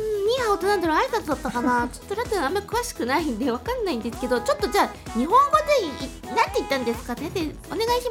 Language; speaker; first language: Japanese; native; Japanese